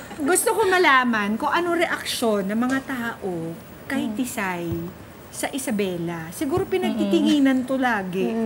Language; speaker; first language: Filipino; native; Filipino